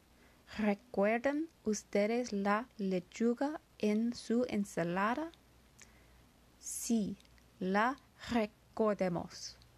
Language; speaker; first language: Spanish; non-native, learner; English